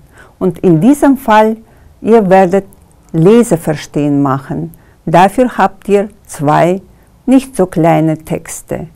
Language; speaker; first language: German; non-native, fluent; Kyrgyz